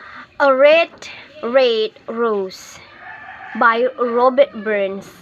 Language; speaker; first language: English; non-native, learner; Indonesian